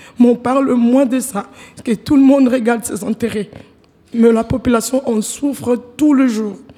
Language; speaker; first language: French; non-native, local second language; Lingala